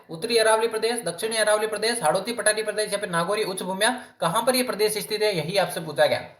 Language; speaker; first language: Hindi; native; Hindi